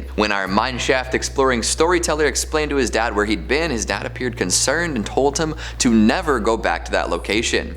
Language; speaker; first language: English; native; English